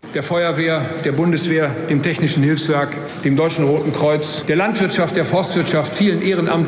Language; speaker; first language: German; native; German